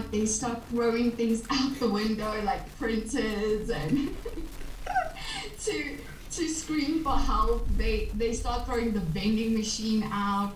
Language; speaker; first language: English; native; English